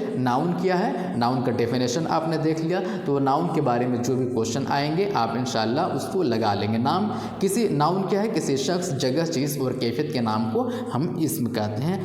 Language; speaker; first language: Urdu; native; Urdu